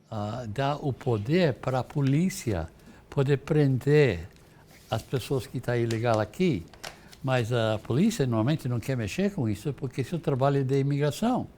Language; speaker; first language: Portuguese; non-native, fluent; English